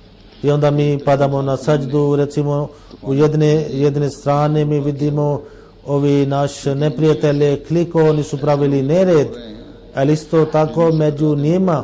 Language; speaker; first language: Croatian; non-native, fluent; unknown